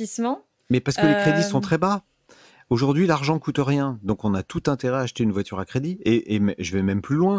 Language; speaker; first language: French; native; French